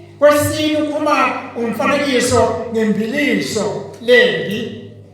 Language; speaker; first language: Zulu; non-native, local second language; Swati